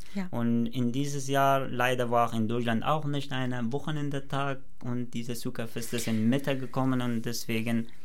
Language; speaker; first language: German; non-native, learner; Persian